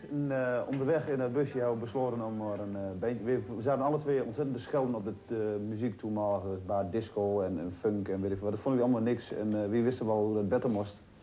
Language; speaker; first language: Dutch; native; Dutch